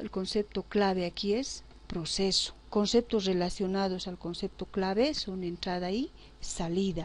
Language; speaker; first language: Spanish; native; Spanish